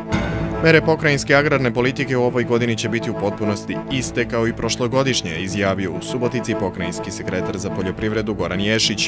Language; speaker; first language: Serbian; native; Serbian